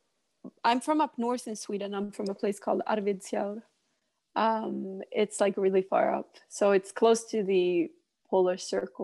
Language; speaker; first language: English; non-native, fluent; Swedish